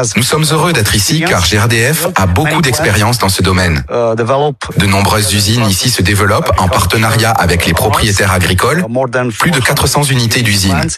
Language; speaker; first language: French; non-native, fluent; Romanian